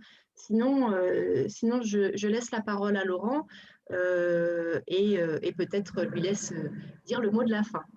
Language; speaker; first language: French; native; French